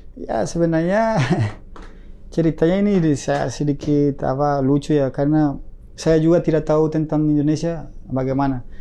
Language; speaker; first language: Indonesian; non-native, fluent; Spanish